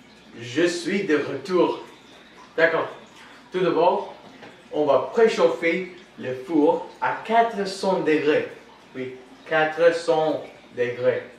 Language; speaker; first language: French; non-native, learner; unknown